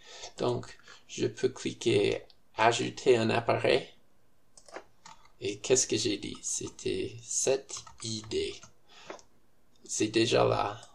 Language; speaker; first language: French; non-native, fluent; English